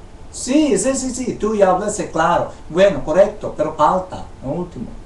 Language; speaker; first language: Spanish; non-native, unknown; Chavacano